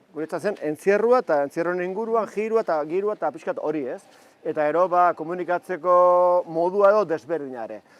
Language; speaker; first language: Basque; native; Basque